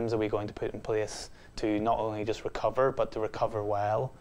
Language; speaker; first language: English; native; English